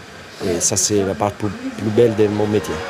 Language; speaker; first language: French; non-native, fluent; Italian